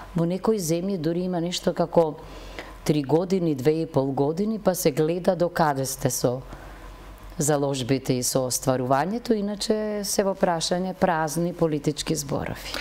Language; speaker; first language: Macedonian; native; Macedonian